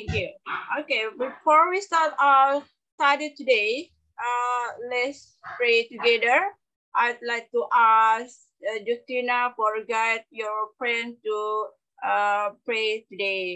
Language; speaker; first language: English; non-native, learner; Indonesian